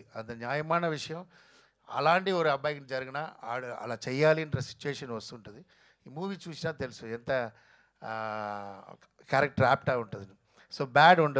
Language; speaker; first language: Telugu; non-native, local second language; Tamil